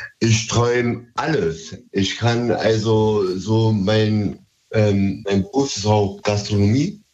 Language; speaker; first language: German; early bilingual, other home language; Turkish